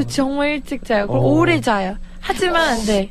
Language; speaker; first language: Korean; early bilingual, heritage; Korean